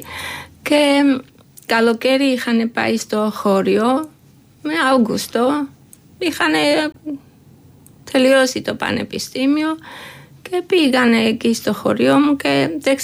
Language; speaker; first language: Greek; non-native, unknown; Georgian